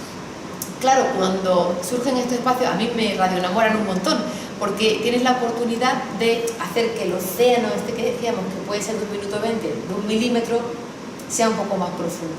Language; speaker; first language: Spanish; native; Spanish